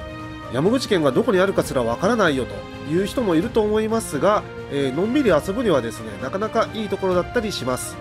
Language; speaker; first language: Japanese; native; Japanese